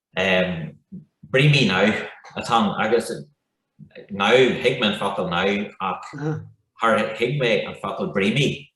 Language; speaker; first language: Irish; non-native, local second language; English